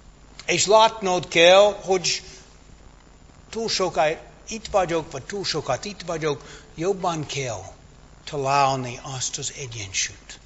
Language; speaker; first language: Hungarian; non-native, fluent; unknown